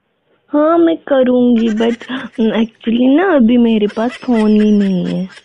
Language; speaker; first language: Hindi; non-native, local second language; Kashmiri